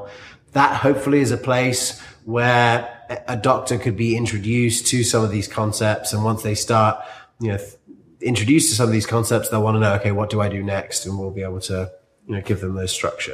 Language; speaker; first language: English; native; English